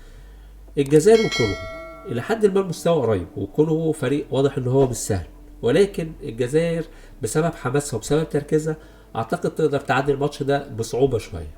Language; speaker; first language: Arabic; native; Arabic